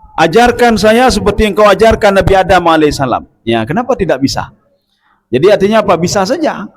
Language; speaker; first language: Malay; non-native, local second language; Achinese